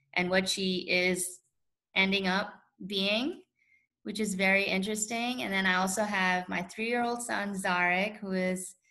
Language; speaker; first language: English; early bilingual, other home language; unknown